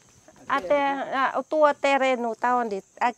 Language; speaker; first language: Portuguese; non-native, learner; Vietnamese